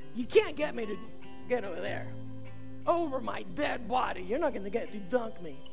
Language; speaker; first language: English; early bilingual, other home language; Spanish